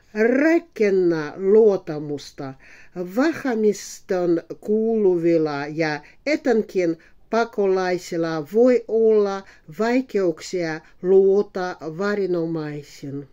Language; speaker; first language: Finnish; non-native, fluent; Russian